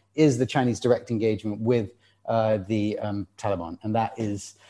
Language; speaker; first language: English; native; English